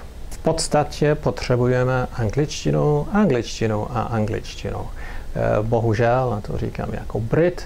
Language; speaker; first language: Czech; non-native, fluent; English